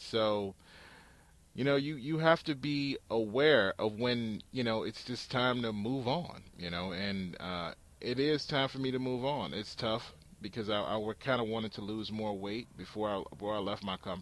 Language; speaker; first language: English; native; English